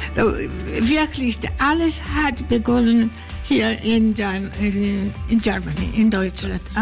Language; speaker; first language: German; non-native, fluent; Greek